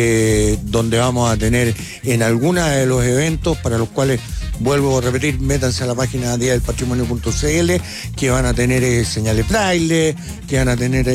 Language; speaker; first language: Spanish; native; Spanish